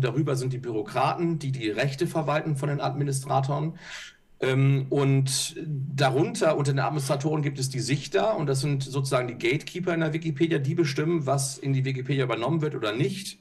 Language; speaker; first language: German; native; German